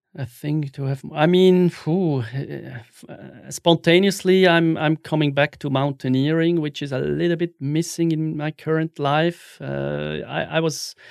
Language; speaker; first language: English; non-native, fluent; German